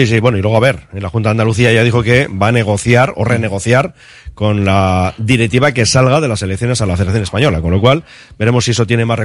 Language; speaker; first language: Spanish; native; Spanish